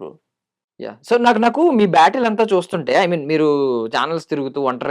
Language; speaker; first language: Telugu; native; Telugu